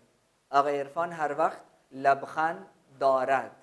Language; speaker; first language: Persian; non-native, fluent; Urdu